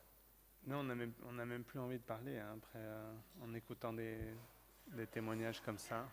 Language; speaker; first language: French; native; French